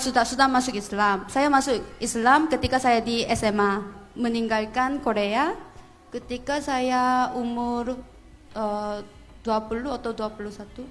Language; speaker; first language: Indonesian; non-native, fluent; Korean